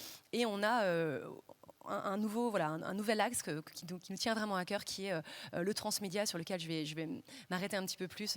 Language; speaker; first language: French; native; French